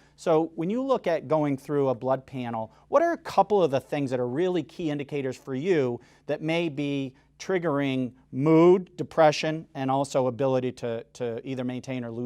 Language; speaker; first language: English; native; English